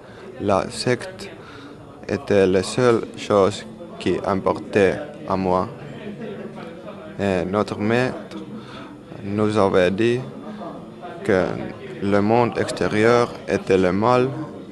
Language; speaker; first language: French; non-native, learner; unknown